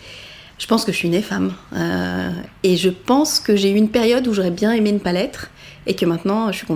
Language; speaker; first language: French; native; French